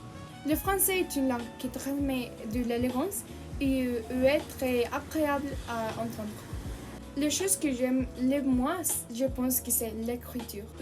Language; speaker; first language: French; non-native, learner; Spanish